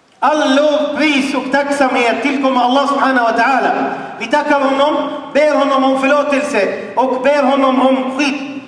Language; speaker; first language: Swedish; non-native, fluent; Arabic